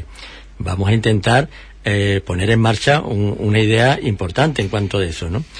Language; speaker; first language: Spanish; native; Spanish